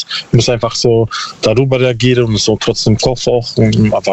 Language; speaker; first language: German; non-native, learner; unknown